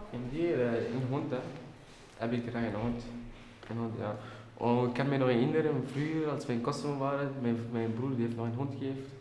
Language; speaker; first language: Dutch; early bilingual, other home language; Albanian